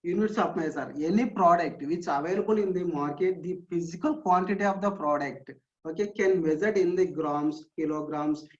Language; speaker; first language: English; non-native, local second language; Telugu